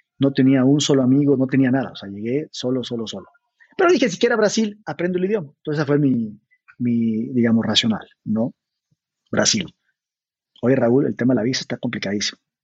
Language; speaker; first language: Spanish; native; Spanish